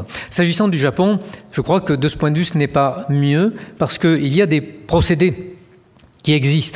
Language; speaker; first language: French; native; French